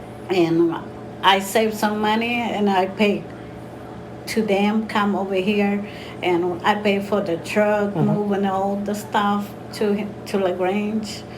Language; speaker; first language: English; non-native, learner; Spanish